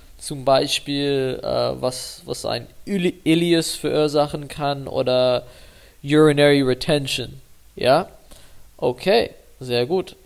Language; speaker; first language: German; non-native, fluent; English